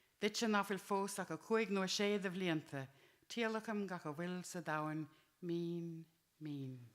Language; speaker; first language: Irish; native; Irish